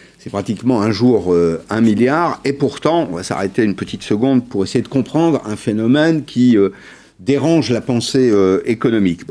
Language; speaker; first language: French; native; French